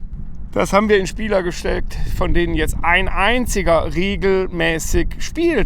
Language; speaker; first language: German; native; German